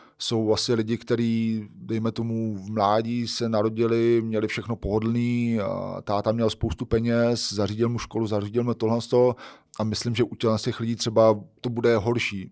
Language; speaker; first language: Czech; native; Czech